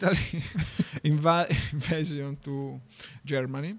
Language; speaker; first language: English; non-native, learner; Italian